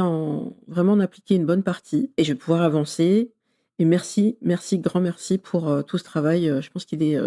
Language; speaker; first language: French; native; French